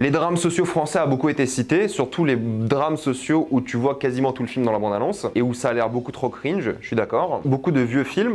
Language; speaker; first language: French; native; French